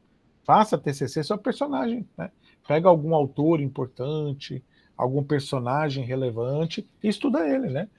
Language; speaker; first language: Portuguese; native; Portuguese